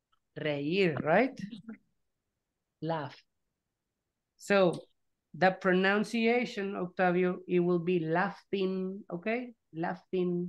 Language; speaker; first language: English; non-native, fluent; Spanish